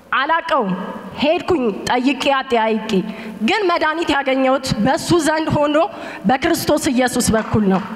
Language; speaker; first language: Amharic; native; Amharic